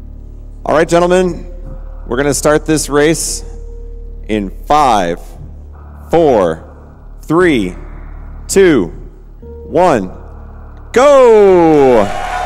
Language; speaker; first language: English; native; English